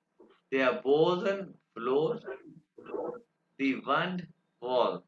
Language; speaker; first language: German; non-native, fluent; Urdu